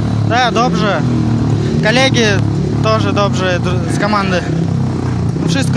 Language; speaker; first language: Polish; non-native, learner; Russian